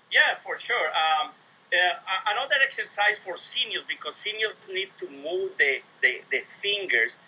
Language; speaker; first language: English; non-native, learner; Spanish